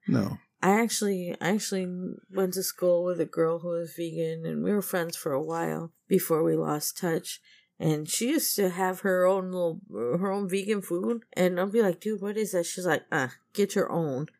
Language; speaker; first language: English; native; English